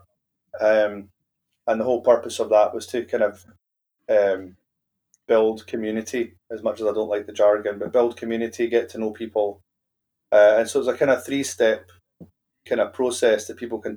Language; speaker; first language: English; native; English